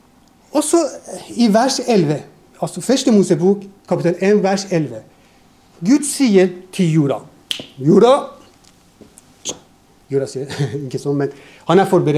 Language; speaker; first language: Norwegian; non-native, fluent; Persian